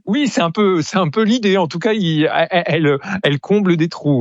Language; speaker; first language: French; native; French